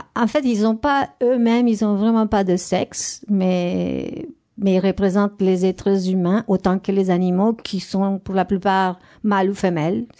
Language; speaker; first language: French; non-native, fluent; Spanish